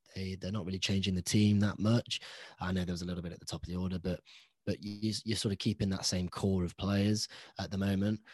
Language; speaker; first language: English; early bilingual, other home language; Hindi